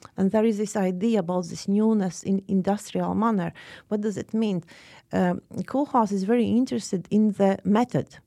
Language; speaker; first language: English; non-native, fluent; Latvian